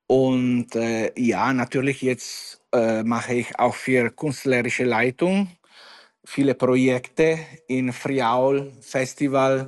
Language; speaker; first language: German; non-native, fluent; Italian